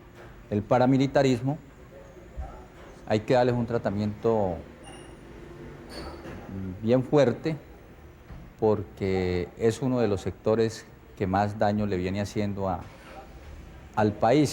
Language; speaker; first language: Spanish; native; Spanish